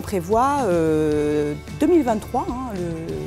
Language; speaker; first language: French; native; French